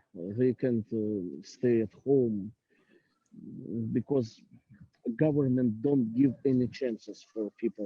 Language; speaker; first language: English; non-native, learner; Russian